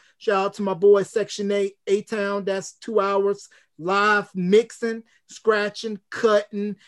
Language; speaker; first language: English; native; English